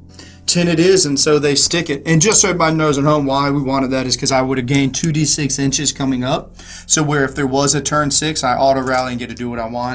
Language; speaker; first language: English; native; English